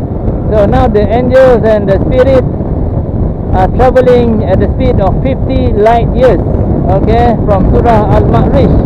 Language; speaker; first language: English; non-native, local second language; Malay